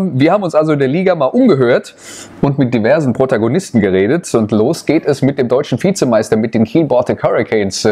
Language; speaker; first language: German; native; German